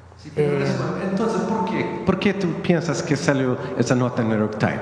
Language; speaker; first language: Spanish; non-native, fluent; Swedish